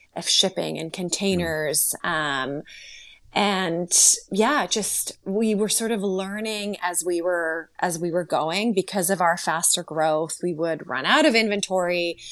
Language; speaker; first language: English; early bilingual, other home language; Slovak